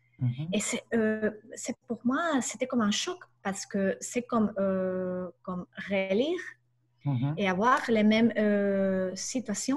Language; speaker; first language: French; non-native, learner; Spanish